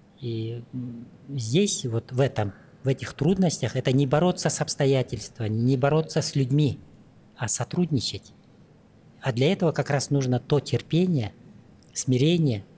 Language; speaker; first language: Russian; native; Russian